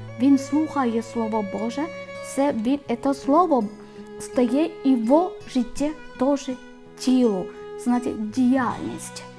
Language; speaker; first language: Ukrainian; non-native, learner; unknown